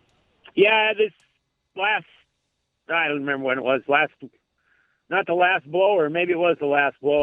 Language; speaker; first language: English; native; English